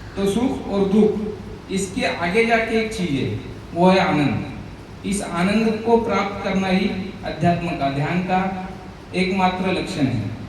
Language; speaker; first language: Hindi; non-native, local second language; Marathi